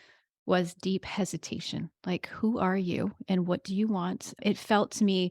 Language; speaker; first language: English; native; English